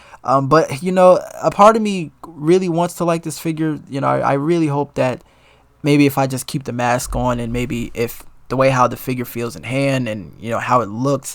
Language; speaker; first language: English; native; English